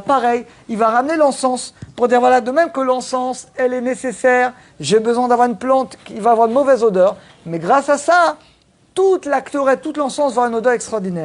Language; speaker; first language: French; native; French